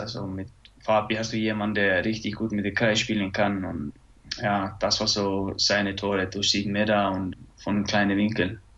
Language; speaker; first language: German; non-native, fluent; Icelandic